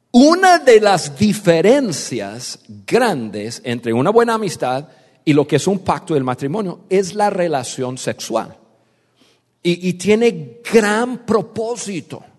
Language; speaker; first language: Spanish; non-native, fluent; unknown